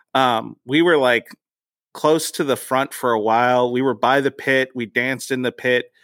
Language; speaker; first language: English; native; English